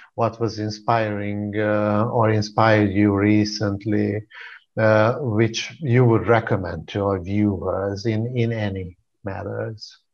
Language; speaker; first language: English; non-native, fluent; Hungarian